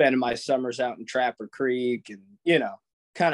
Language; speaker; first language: English; native; English